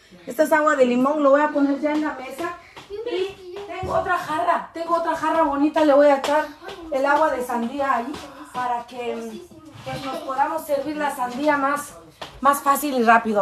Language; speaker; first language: Spanish; native; Spanish